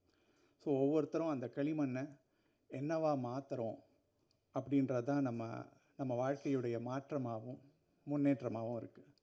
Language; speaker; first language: Tamil; native; Tamil